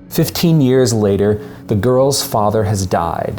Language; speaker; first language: English; native; English